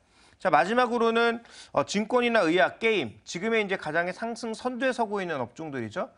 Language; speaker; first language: Korean; native; Korean